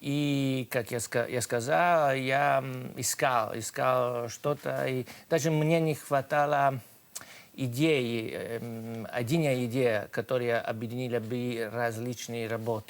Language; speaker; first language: Russian; non-native, fluent; Italian